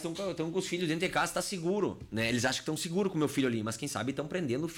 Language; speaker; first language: Portuguese; native; Portuguese